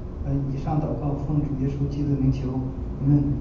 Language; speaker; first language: Chinese; native; Chinese